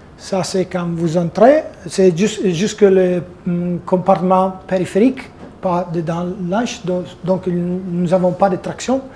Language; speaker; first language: French; non-native, fluent; Italian